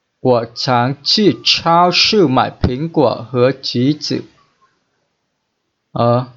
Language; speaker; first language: Chinese; non-native, fluent; Vietnamese